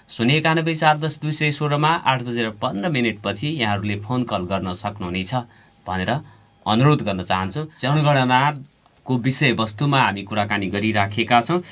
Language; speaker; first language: Nepali; native; Nepali